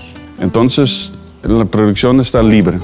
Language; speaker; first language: Spanish; non-native, learner; Dutch